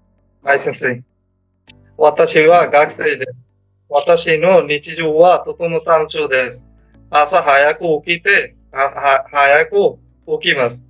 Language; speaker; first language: Japanese; non-native, learner; Bangla